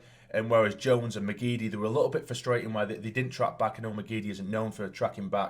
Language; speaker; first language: English; native; English